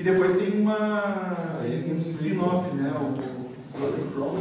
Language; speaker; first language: Portuguese; native; Portuguese